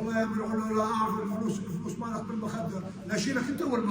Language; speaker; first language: Arabic; native; Arabic